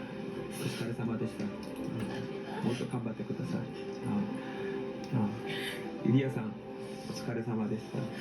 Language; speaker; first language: Japanese; non-native, fluent; Korean